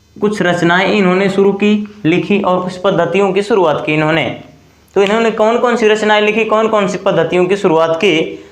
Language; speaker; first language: Hindi; native; Hindi